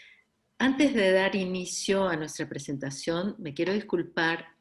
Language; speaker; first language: Spanish; native; Spanish